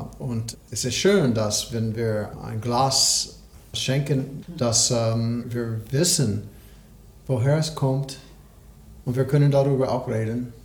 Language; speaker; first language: German; non-native, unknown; English